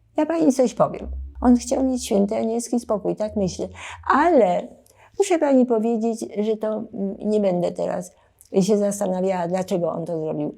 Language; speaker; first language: Polish; native; Polish